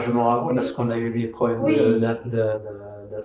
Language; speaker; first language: French; native; French